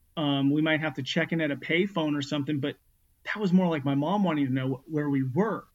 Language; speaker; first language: English; native; English